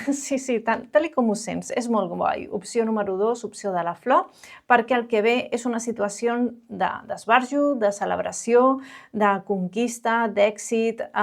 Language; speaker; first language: Catalan; non-native, local second language; Spanish